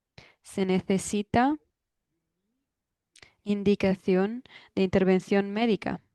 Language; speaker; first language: Spanish; non-native, fluent; German